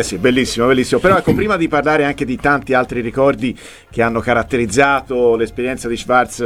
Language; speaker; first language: Italian; native; Italian